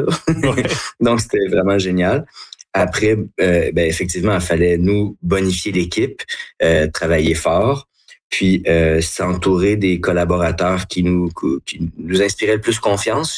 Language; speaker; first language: French; native; French